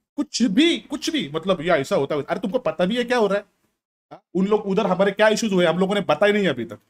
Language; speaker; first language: Hindi; native; Hindi